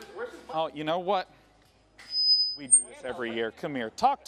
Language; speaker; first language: English; native; English